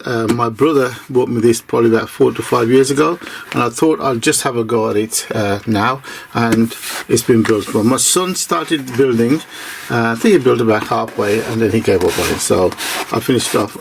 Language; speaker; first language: English; native; English